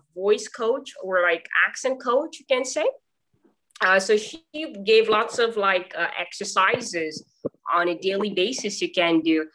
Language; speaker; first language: English; non-native, fluent; Morisyen